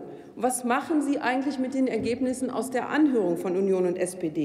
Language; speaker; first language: German; native; German